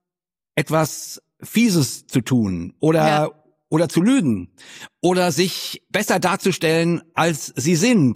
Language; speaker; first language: German; native; German